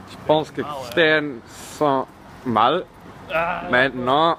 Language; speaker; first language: French; non-native, learner; Dutch